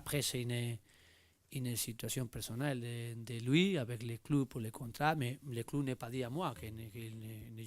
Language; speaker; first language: French; non-native, learner; Spanish